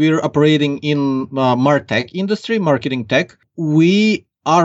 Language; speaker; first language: English; non-native, fluent; Ukrainian